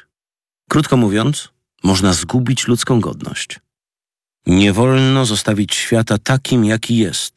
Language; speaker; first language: Polish; native; Polish